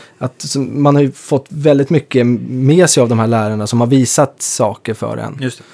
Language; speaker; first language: Swedish; native; Swedish